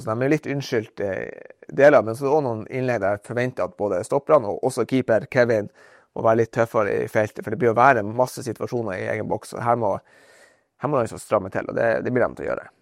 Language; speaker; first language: Norwegian; native; Norwegian